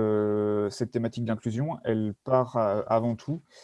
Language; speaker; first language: French; native; French